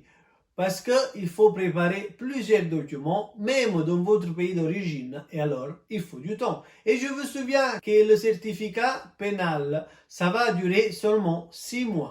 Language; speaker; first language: French; non-native, fluent; Italian